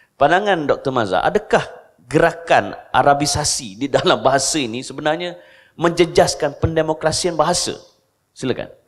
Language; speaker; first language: Malay; native; Malay